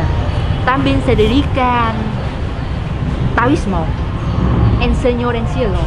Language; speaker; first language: Spanish; non-native, learner; Vietnamese